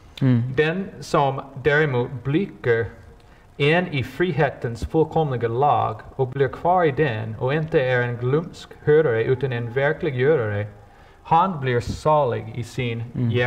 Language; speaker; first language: Swedish; non-native, fluent; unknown